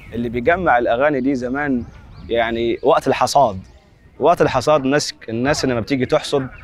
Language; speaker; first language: Egyptian Arabic; non-native, local second language; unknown